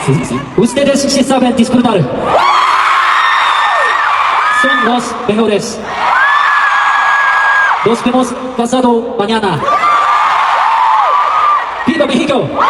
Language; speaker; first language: Spanish; non-native, learner; Korean